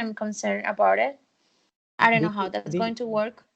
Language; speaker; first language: English; non-native, fluent; Spanish